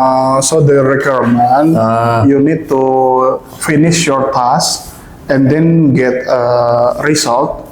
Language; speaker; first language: English; non-native, local second language; Indonesian